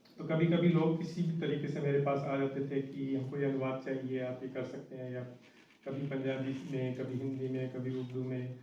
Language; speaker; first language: Hindi; native; Hindi